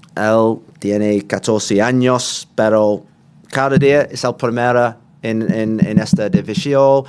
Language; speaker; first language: Spanish; non-native, learner; English